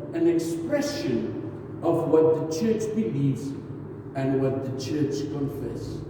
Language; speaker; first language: English; non-native, local second language; Afrikaans